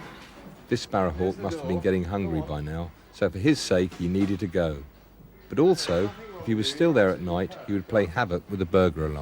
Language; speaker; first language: English; native; English